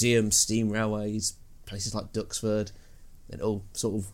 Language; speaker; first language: English; native; English